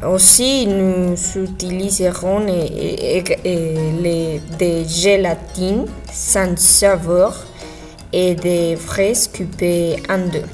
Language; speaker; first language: French; non-native, learner; Spanish